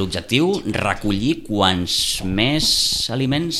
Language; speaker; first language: Catalan; native; Catalan